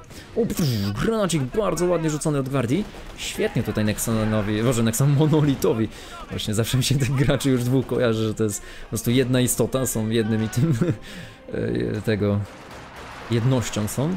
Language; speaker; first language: Polish; native; Polish